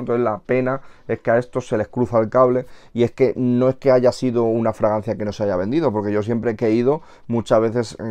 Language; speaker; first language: Spanish; native; Spanish